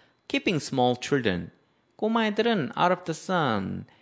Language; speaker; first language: English; non-native, fluent; Korean